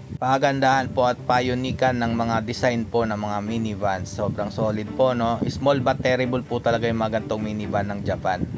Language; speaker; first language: Filipino; non-native, local second language; Cebuano